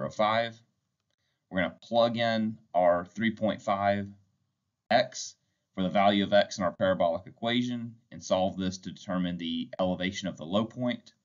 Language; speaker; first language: English; native; English